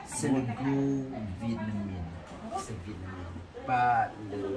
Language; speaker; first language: French; non-native, learner; Vietnamese